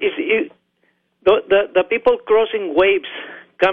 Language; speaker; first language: English; non-native, learner; Spanish